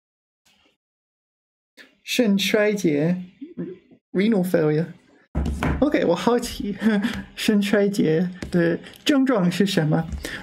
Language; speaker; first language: Chinese; non-native, learner; English